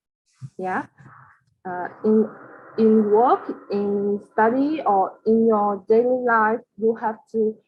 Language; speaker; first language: English; non-native, learner; Vietnamese